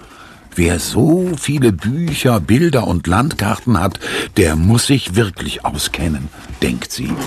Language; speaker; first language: German; native; German